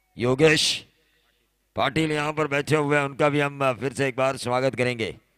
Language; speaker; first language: Hindi; non-native, local second language; Marathi